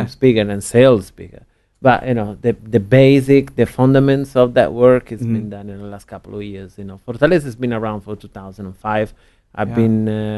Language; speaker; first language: English; non-native, fluent; Italian